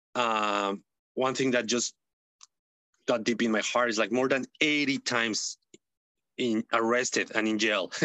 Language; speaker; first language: English; non-native, fluent; Spanish